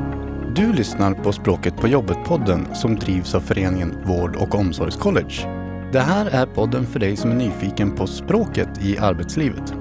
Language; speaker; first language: Swedish; native; Swedish